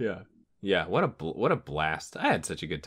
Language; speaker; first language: English; native; English